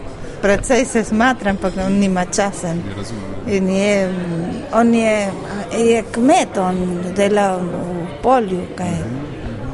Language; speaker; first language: Slovenian; early bilingual, heritage; Spanish